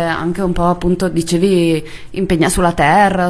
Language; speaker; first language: Italian; native; Italian